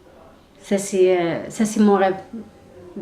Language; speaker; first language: French; non-native, learner; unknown